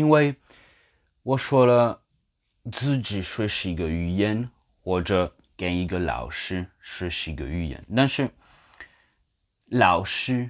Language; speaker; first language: Chinese; non-native, fluent; English